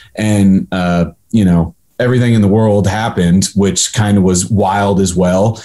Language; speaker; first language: English; native; English